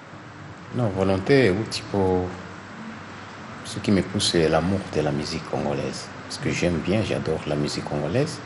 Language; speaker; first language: French; non-native, local second language; Lingala